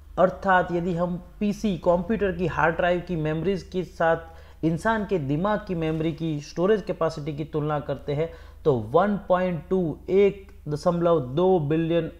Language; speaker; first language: Hindi; non-native, local second language; Gujarati